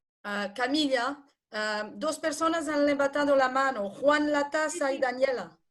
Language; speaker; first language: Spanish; non-native, fluent; Portuguese